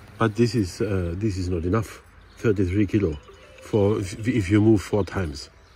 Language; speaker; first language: English; non-native, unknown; German